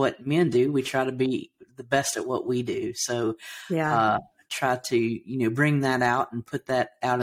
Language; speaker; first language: English; native; English